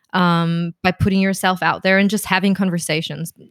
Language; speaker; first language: English; non-native, fluent; German